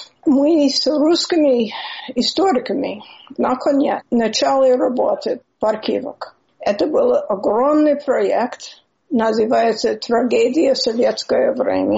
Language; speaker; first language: Russian; non-native, fluent; English